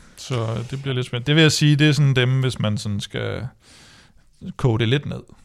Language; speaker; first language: Danish; native; Danish